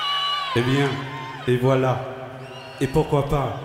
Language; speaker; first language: French; non-native, learner; English